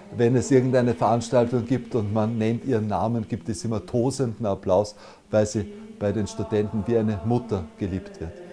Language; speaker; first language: German; native; German